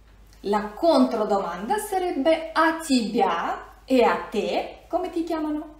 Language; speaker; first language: Italian; non-native, fluent; Russian